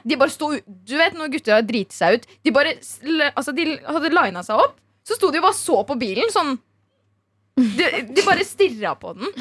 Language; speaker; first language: Norwegian; early bilingual, other home language; Turkish